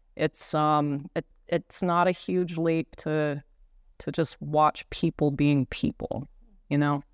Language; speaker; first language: English; native; English